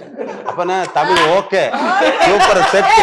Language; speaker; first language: Tamil; non-native, learner; Malayalam